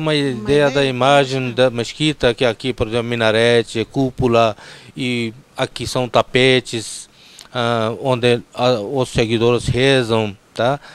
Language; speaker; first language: Portuguese; non-native, fluent; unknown